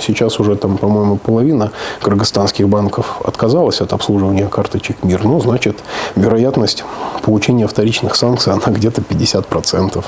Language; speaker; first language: Russian; native; Russian